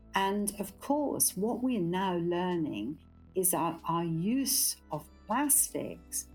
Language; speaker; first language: English; native; English